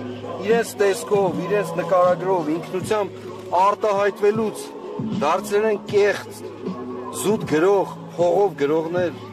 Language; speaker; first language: Armenian; native; Armenian